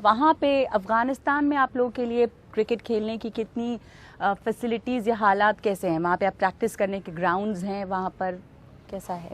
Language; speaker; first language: Hindi; native; Hindi